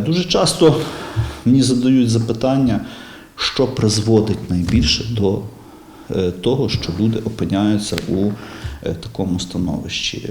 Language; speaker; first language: Ukrainian; native; Ukrainian